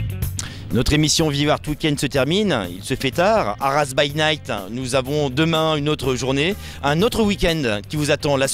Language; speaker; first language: French; native; French